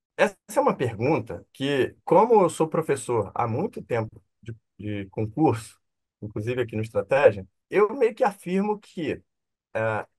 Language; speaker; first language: Portuguese; native; Portuguese